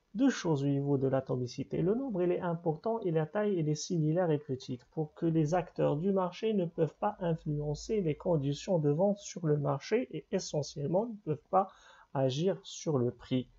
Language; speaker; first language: French; non-native, local second language; Arabic